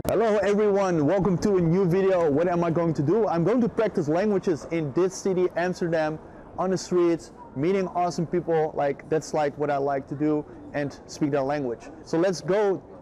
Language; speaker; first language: English; non-native, fluent; Dutch